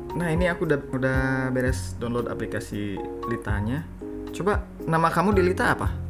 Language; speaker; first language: English; non-native, fluent; Indonesian